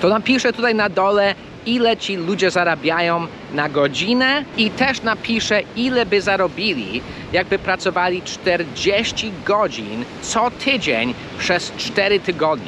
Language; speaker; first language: Polish; early bilingual, heritage; Polish